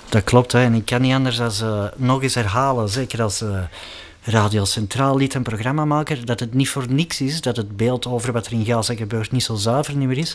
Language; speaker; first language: Dutch; native; Dutch